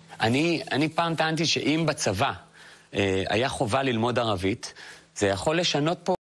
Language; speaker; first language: Hebrew; native; Hebrew